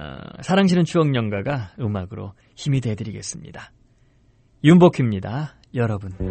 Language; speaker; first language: Korean; native; Korean